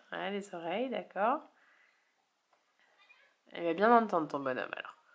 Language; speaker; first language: French; native; French